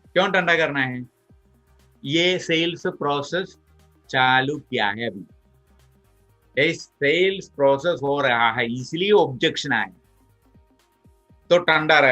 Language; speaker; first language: Hindi; non-native, local second language; Malayalam